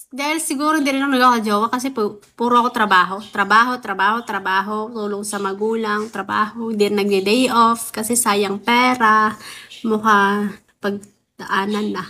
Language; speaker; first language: Filipino; non-native, local second language; Waray